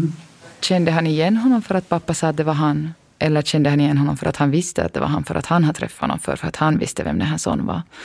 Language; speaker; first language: Swedish; native; Swedish